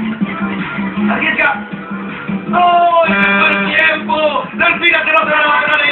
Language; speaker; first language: Spanish; native; Spanish